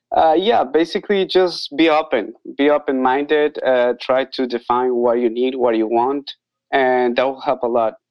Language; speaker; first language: English; non-native, learner; Spanish